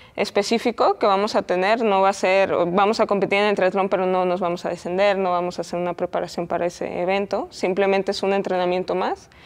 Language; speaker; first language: Spanish; native; Spanish